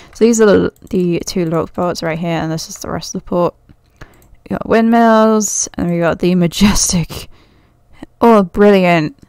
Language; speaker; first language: English; native; English